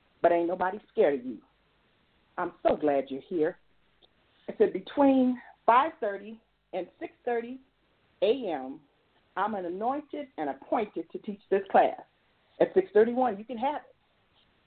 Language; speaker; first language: English; native; English